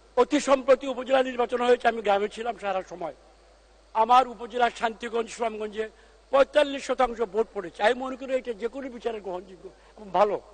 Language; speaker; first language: Bangla; native; Bangla